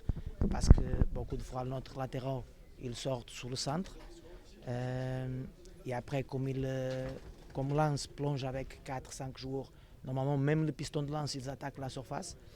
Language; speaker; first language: French; non-native, fluent; Portuguese